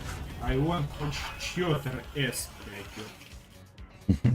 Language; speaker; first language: Russian; native; Russian